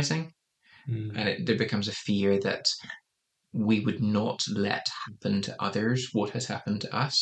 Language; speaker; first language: English; native; English